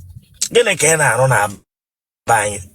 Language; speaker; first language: Igbo; native; Igbo